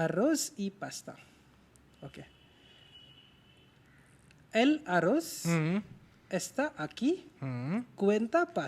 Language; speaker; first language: Spanish; non-native, learner; Hindi